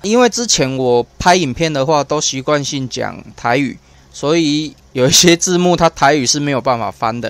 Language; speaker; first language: Chinese; native; Chinese